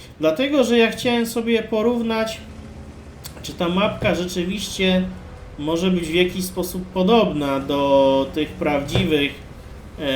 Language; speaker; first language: Polish; native; Polish